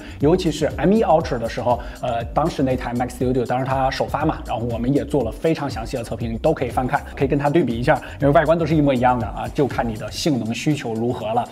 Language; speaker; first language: Chinese; native; Chinese